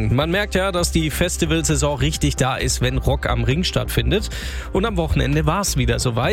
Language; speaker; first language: German; native; German